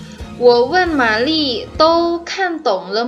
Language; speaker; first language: Chinese; non-native, fluent; Indonesian